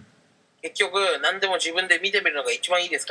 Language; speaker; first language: Japanese; native; Japanese